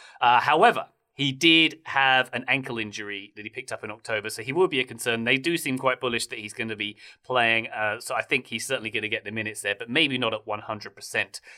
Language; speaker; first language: English; native; English